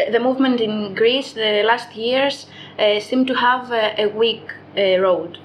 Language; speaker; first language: English; non-native, fluent; Greek